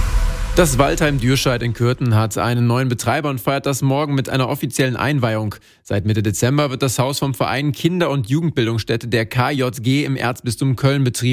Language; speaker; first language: German; native; German